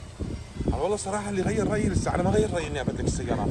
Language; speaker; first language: Arabic; native; Arabic